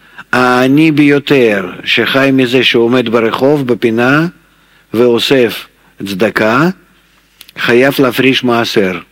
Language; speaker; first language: Hebrew; non-native, fluent; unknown